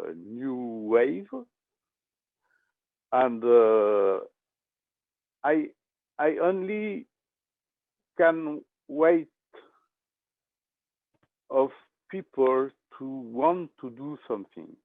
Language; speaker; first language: English; non-native, learner; French